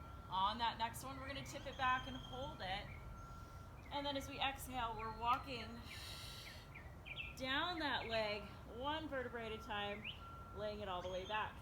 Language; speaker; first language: English; native; English